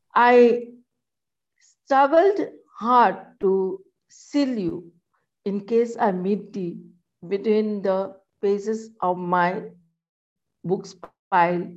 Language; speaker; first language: English; non-native, local second language; Assamese